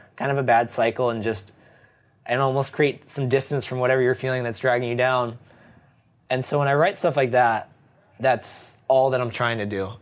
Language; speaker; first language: English; native; English